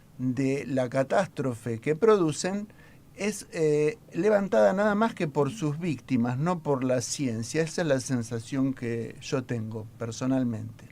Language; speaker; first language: Spanish; native; Spanish